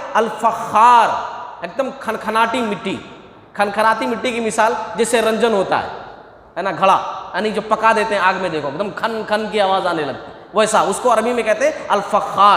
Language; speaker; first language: Urdu; native; Urdu